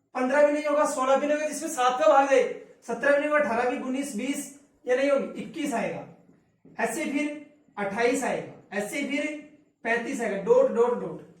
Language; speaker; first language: Hindi; native; Hindi